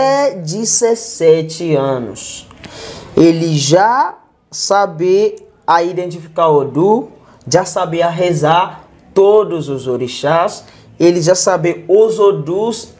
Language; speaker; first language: Portuguese; non-native, learner; Yoruba